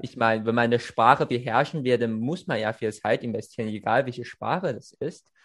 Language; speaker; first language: German; non-native, fluent; Chinese